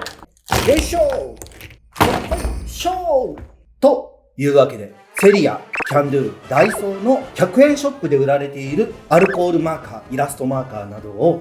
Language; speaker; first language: Japanese; native; Japanese